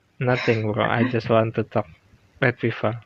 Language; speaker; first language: English; non-native, learner; Indonesian